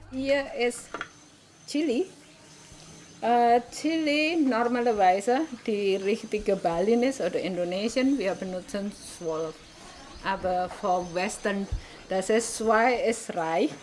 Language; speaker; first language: German; non-native, learner; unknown